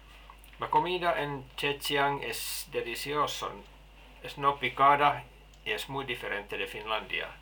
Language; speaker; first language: Spanish; non-native, learner; Finnish